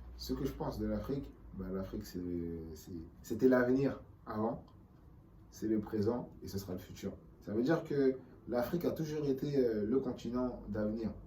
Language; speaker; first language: French; native; French